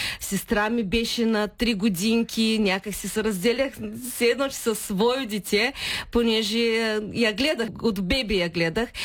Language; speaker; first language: Bulgarian; early bilingual, heritage; Bulgarian